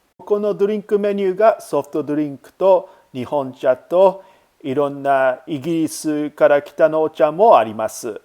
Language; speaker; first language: Japanese; non-native, learner; English